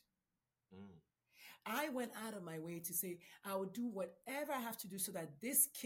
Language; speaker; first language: English; non-native, local second language; Igbo